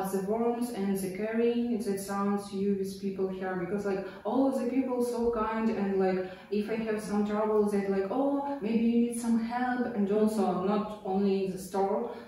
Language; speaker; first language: English; non-native, fluent; Ukrainian